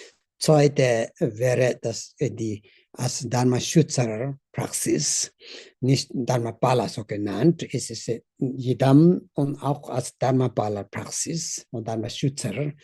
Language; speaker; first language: German; non-native, learner; Tibetan